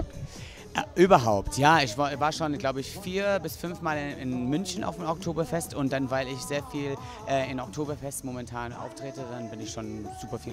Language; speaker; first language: German; non-native, fluent; English